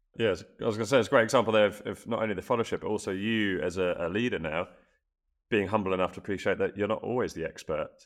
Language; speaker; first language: English; native; English